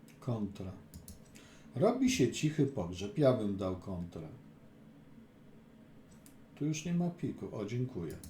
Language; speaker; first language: Polish; native; Polish